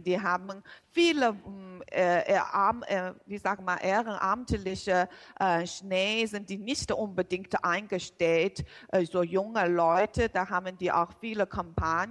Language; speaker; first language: German; non-native, learner; Chinese